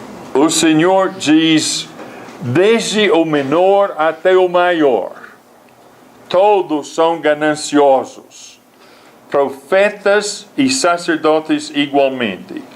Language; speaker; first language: Portuguese; non-native, fluent; English